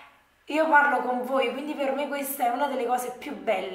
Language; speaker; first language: Italian; native; Italian